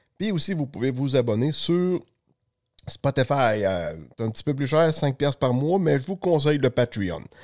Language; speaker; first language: French; native; French